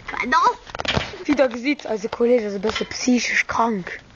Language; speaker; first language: German; non-native, local second language; Luxembourgish